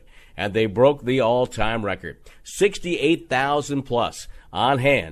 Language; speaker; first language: English; native; English